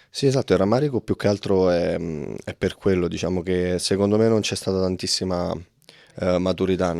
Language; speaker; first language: Italian; native; Italian